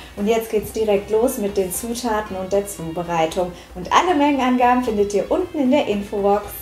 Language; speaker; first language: German; early bilingual, other home language; Turkish